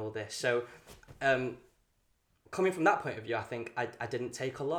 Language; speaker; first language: English; non-native, local second language; Cantonese